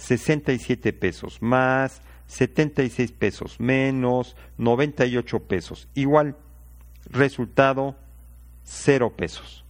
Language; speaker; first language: Spanish; native; Spanish